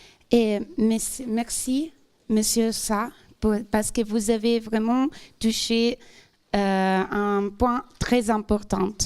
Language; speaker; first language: French; non-native, fluent; Italian